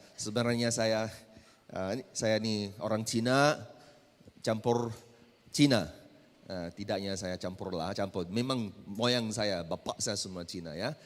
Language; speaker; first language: Malay; non-native, local second language; Chinese